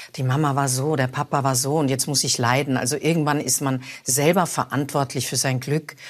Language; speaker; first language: German; native; German